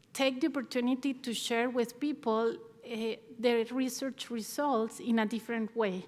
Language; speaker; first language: English; non-native, fluent; Spanish